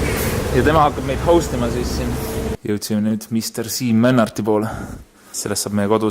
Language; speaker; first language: Estonian; native; Estonian